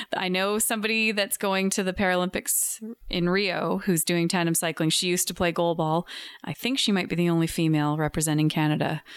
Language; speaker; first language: English; native; English